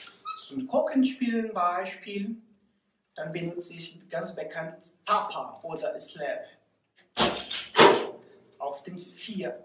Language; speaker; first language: German; non-native, learner; Portuguese